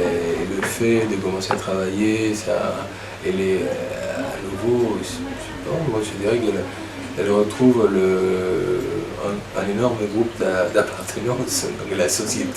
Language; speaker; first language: French; native; French